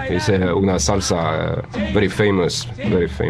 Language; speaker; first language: English; non-native, learner; French